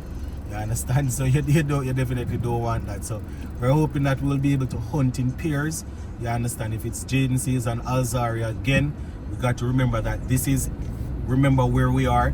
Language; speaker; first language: English; native; English